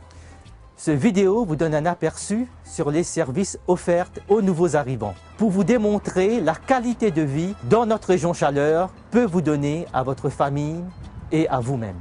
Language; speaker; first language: French; native; French